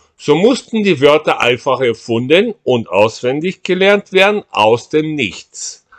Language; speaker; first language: German; non-native, fluent; Portuguese